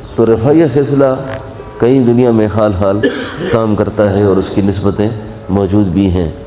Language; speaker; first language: Urdu; native; Urdu